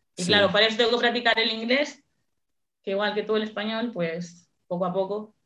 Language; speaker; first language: Spanish; native; Spanish